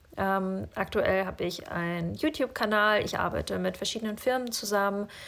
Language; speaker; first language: German; early bilingual, other home language; Russian